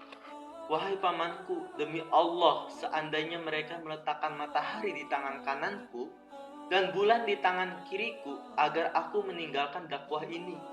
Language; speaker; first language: Indonesian; native; Indonesian